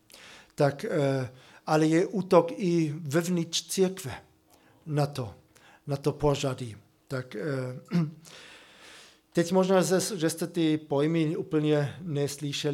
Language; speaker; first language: Czech; non-native, fluent; German